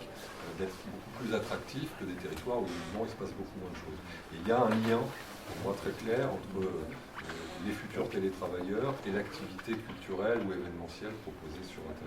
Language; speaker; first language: French; native; French